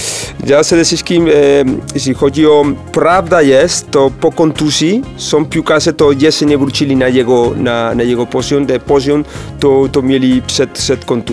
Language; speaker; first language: Polish; non-native, fluent; Spanish